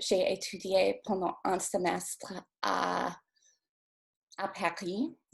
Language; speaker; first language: French; non-native, fluent; English